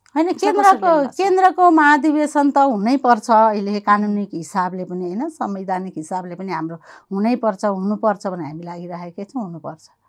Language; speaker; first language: Nepali; native; Nepali